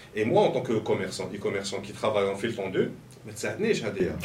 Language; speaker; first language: French; non-native, local second language; Arabic